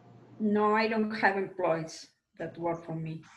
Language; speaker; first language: English; non-native, learner; Spanish